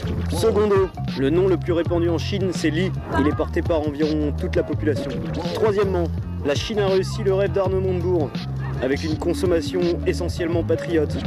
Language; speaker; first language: French; native; French